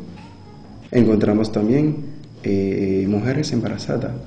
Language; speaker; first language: Spanish; non-native, fluent; Haitian Creole